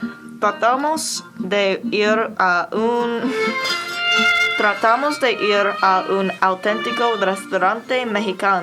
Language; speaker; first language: Spanish; non-native, learner; English